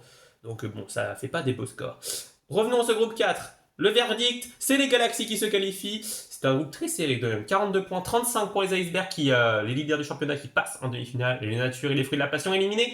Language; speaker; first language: French; native; French